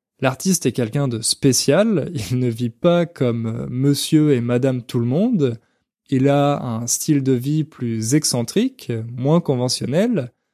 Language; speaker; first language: French; native; French